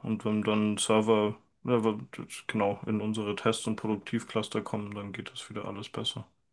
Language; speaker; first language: German; native; German